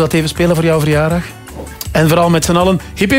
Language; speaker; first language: Dutch; native; Dutch